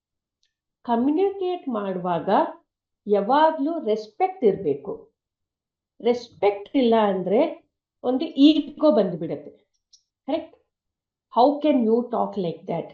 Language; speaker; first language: Kannada; non-native, learner; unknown